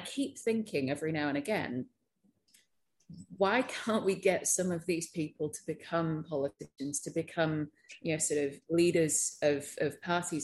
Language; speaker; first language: English; native; English